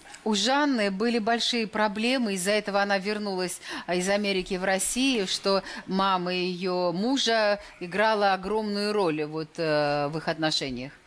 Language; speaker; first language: Russian; native; Russian